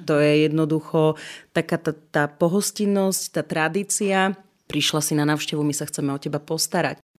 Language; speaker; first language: Slovak; native; Slovak